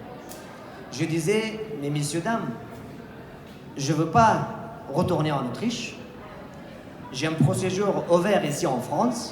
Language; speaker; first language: French; non-native, fluent; Persian